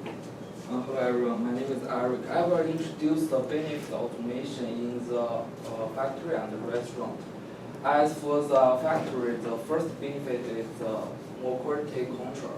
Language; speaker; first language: English; non-native, learner; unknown